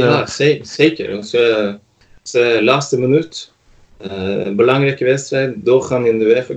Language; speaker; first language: Dutch; non-native, fluent; Norwegian